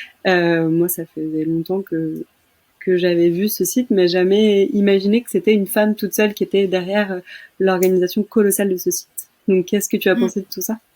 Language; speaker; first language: French; native; French